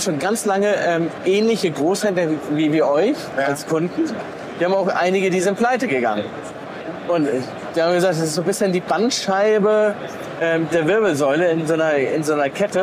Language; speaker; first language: German; native; German